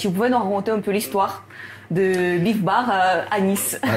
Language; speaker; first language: French; non-native, fluent; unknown